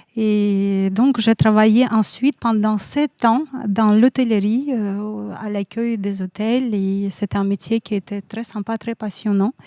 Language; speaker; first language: French; non-native, fluent; Russian